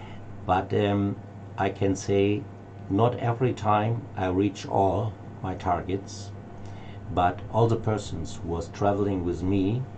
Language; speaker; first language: English; non-native, learner; German